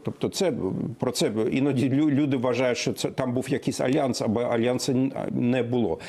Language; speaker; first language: Ukrainian; non-native, fluent; German